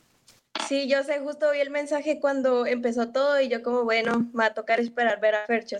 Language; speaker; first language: Spanish; native; Spanish